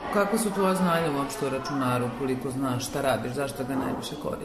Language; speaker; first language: Serbian; native; Serbian